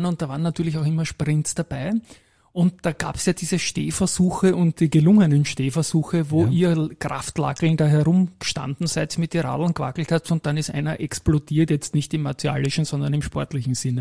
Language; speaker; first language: German; native; German